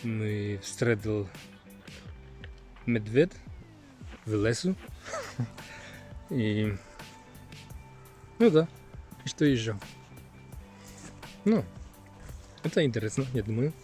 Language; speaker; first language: Russian; non-native, learner; Finnish